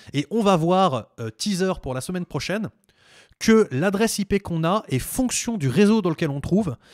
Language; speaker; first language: French; native; French